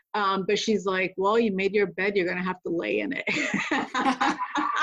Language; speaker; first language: English; native; English